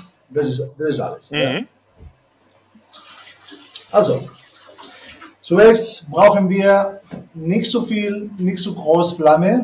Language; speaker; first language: German; non-native, learner; Spanish